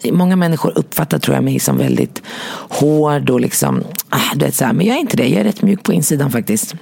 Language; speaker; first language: Swedish; native; Swedish